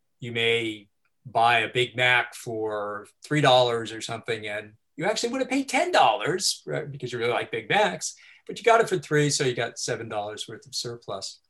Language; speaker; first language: English; native; English